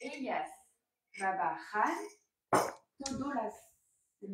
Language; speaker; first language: Spanish; non-native, learner; French